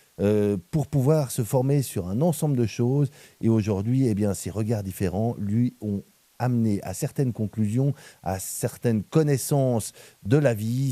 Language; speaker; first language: French; native; French